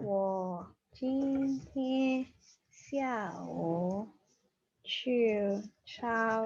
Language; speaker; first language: Chinese; non-native, fluent; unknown